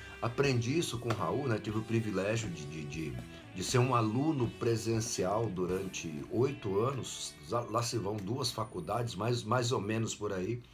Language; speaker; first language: Portuguese; native; Portuguese